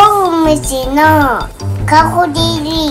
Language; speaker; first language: Japanese; native; Japanese